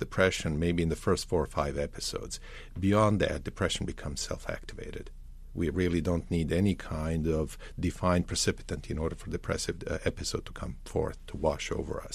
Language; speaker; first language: English; non-native, fluent; Serbian